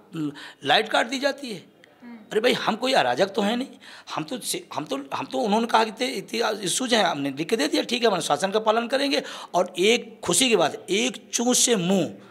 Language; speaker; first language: Hindi; native; Hindi